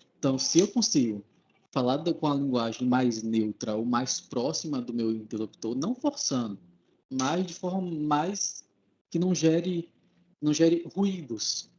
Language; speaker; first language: Portuguese; native; Portuguese